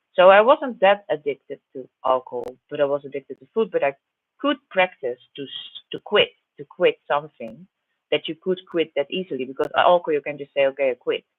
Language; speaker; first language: English; non-native, fluent; Dutch